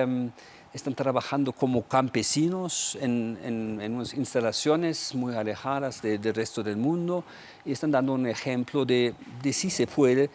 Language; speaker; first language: Spanish; non-native, fluent; German